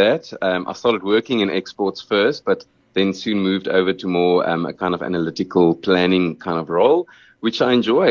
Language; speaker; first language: English; non-native, local second language; Afrikaans